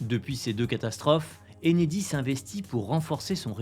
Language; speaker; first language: French; native; French